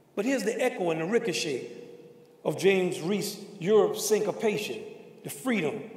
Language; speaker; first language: English; native; English